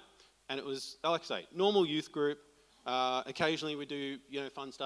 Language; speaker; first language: English; native; English